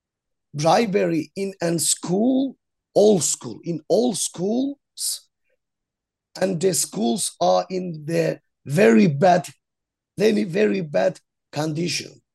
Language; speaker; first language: English; non-native, learner; Azerbaijani